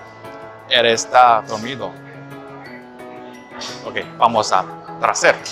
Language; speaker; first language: Spanish; non-native, learner; Chinese